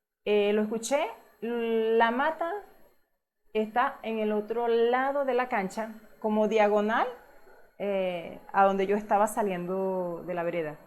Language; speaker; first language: Spanish; native; Spanish